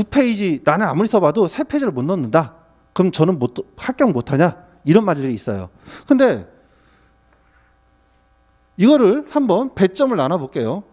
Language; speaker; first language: Korean; native; Korean